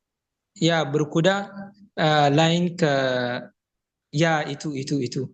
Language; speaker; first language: Indonesian; non-native, learner; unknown